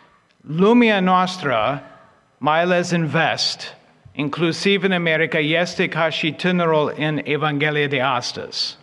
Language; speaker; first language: Romanian; non-native, fluent; English